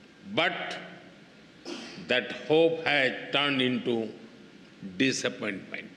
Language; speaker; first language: English; non-native, local second language; Hindi